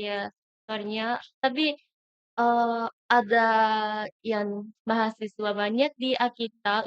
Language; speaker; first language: Indonesian; non-native, learner; Japanese